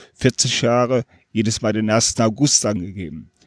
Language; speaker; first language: German; native; German